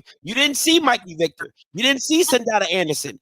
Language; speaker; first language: English; native; English